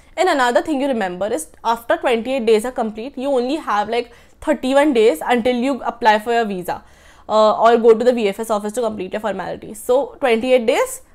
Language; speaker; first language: English; non-native, local second language; Marathi